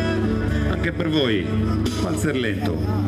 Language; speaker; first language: Italian; native; Italian